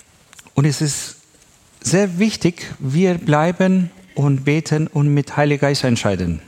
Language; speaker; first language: German; non-native, learner; Persian